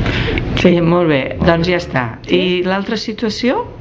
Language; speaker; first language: Catalan; native; Catalan